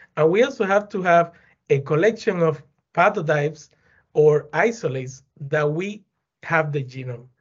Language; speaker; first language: English; non-native, fluent; Spanish